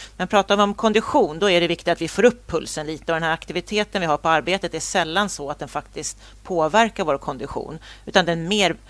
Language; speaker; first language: Swedish; native; Swedish